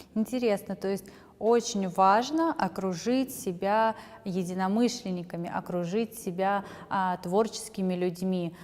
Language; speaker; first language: Russian; native; Russian